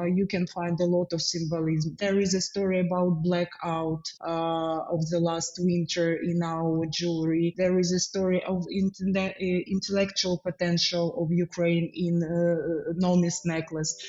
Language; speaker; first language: English; non-native, fluent; Ukrainian